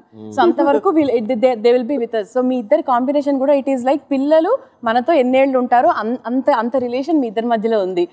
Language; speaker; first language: Telugu; native; Telugu